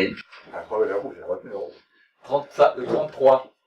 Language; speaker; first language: French; native; French